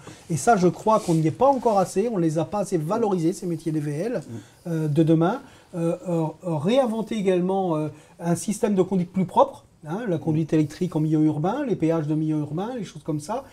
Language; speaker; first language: French; native; French